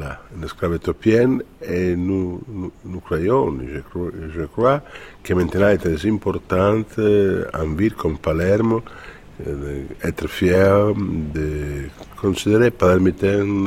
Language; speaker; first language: French; non-native, fluent; Italian